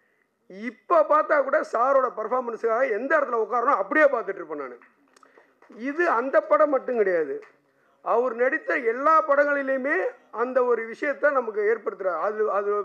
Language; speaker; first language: Tamil; native; Tamil